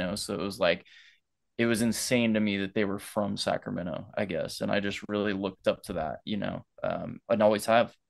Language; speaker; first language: English; native; English